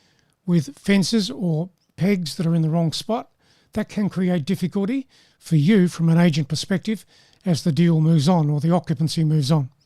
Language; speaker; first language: English; native; English